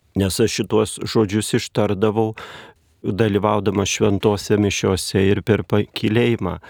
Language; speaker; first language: Lithuanian; native; Lithuanian